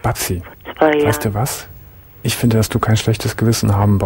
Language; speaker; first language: German; native; German